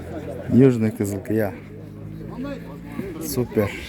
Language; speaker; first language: Russian; non-native, local second language; Kyrgyz